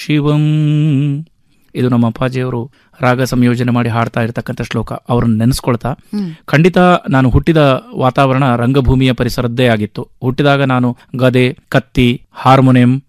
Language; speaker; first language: Kannada; native; Kannada